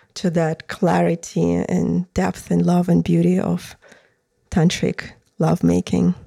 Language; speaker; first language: English; non-native, fluent; Russian